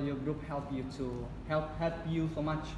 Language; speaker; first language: English; non-native, learner; Indonesian